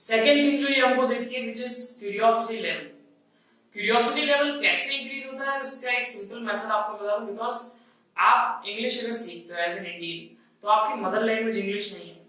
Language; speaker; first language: Hindi; native; Hindi